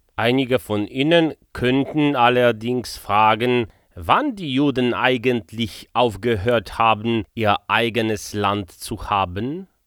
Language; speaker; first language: German; non-native, fluent; Polish